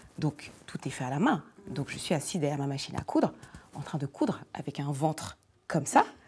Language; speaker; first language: French; native; French